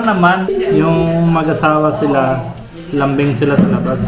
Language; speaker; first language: Filipino; non-native, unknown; Hindi